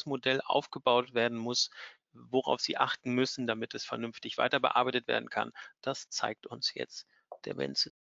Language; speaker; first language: German; native; German